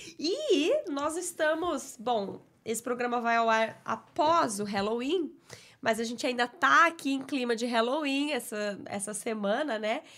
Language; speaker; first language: Portuguese; native; Portuguese